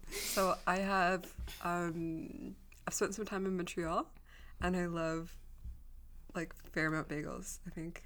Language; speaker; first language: English; native; English